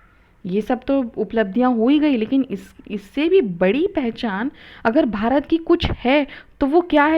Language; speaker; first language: Hindi; non-native, local second language; Marathi